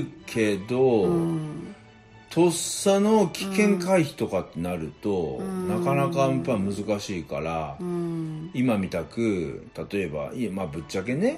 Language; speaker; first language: Japanese; native; Japanese